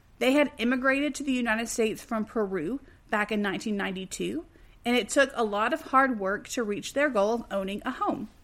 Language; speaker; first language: English; native; English